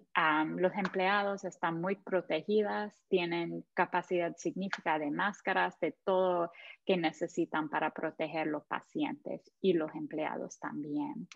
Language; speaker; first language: Spanish; non-native, fluent; English